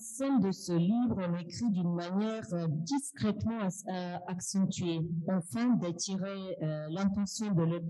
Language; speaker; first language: French; non-native, fluent; Russian